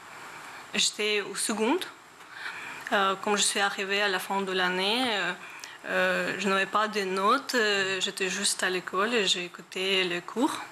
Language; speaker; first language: French; non-native, learner; Ukrainian